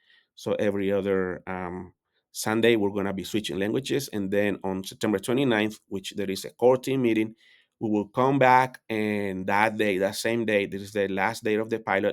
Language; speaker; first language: English; non-native, fluent; Spanish